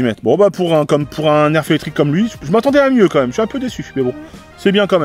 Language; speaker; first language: French; native; French